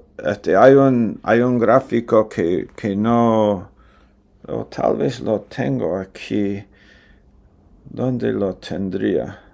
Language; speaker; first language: Spanish; non-native, fluent; English